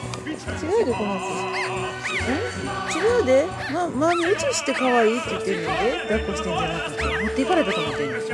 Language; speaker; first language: Japanese; native; Japanese